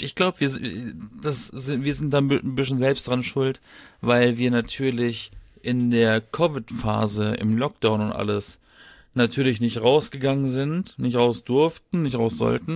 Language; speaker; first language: German; native; German